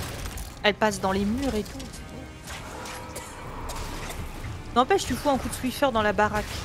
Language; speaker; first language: French; native; French